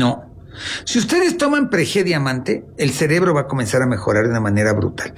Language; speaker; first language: Spanish; native; Spanish